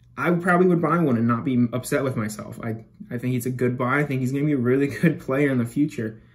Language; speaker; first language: English; native; English